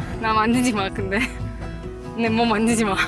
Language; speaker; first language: Korean; non-native, learner; Greek